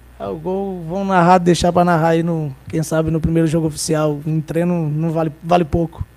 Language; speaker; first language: Portuguese; native; Portuguese